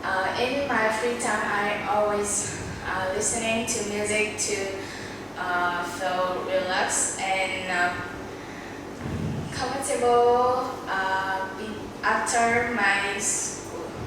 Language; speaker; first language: English; non-native, learner; Vietnamese